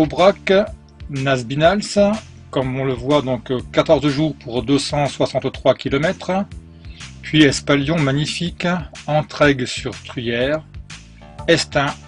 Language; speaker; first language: French; native; French